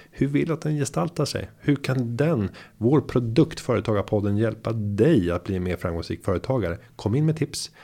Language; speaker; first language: Swedish; native; Swedish